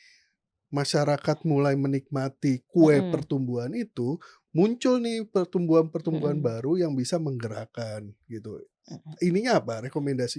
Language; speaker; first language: Indonesian; native; Indonesian